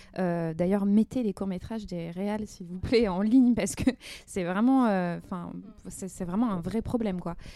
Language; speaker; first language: French; native; French